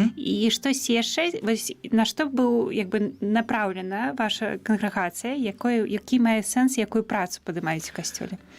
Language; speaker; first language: Belarusian; native; Belarusian